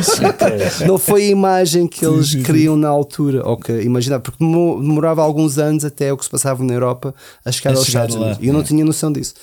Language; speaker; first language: Portuguese; native; Portuguese